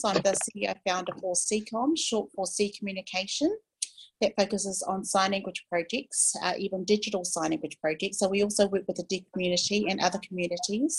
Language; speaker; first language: English; native; English